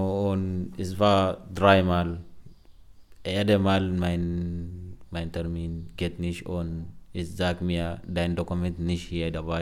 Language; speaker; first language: German; non-native, learner; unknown